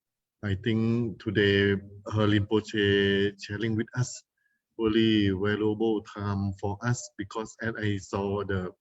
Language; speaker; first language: English; non-native, fluent; Thai